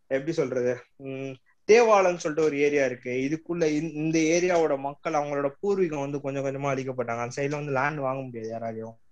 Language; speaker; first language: Tamil; native; Tamil